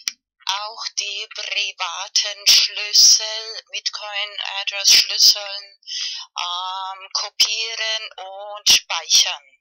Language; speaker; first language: German; non-native, learner; Spanish